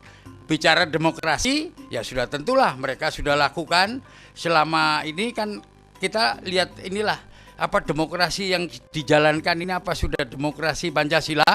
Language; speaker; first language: Indonesian; native; Indonesian